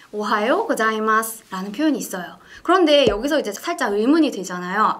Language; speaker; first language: Korean; native; Korean